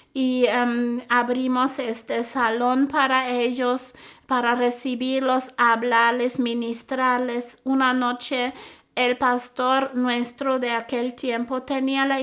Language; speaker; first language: Spanish; non-native, fluent; German